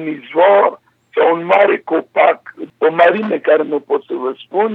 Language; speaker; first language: Romanian; non-native, fluent; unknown